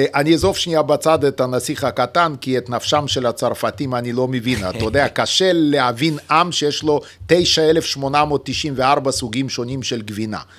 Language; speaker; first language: Hebrew; non-native, fluent; Russian